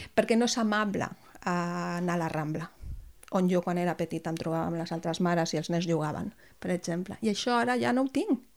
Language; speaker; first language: Catalan; non-native, local second language; Spanish